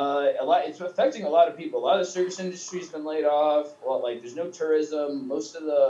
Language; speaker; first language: English; native; English